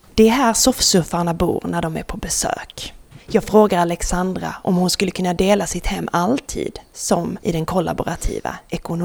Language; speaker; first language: Swedish; native; Swedish